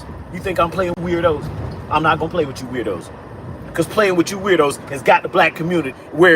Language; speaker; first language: English; native; English